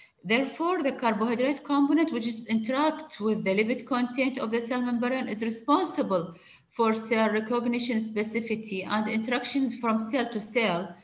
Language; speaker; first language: English; non-native, fluent; Arabic